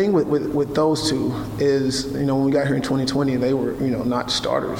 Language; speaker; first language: English; native; English